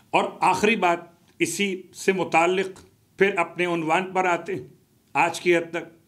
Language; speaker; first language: Urdu; native; Urdu